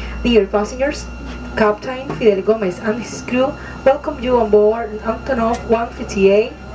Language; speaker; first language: English; non-native, learner; Spanish